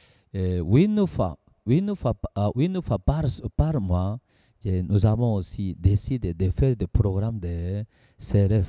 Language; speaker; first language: French; non-native, learner; Korean